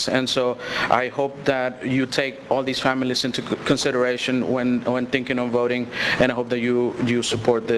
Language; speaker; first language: English; early bilingual, other home language; Spanish